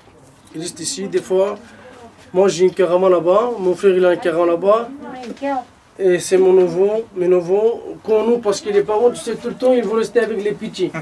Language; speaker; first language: French; non-native, learner; Romanian